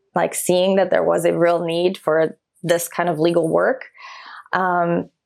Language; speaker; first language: English; early bilingual, other home language; German